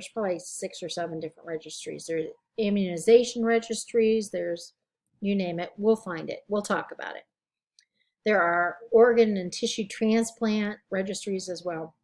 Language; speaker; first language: English; native; English